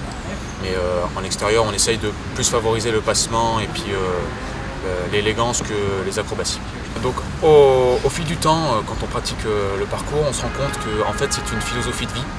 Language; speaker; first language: French; native; French